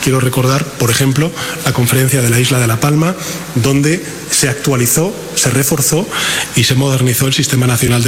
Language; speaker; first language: Spanish; native; Spanish